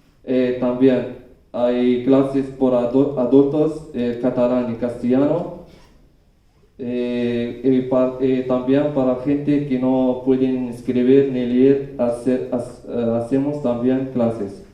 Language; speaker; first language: Spanish; non-native, learner; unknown